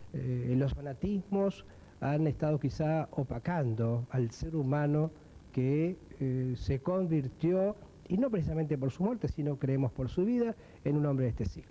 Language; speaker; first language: Spanish; native; Spanish